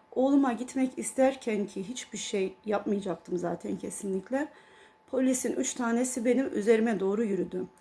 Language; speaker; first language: Turkish; early bilingual, heritage; Turkish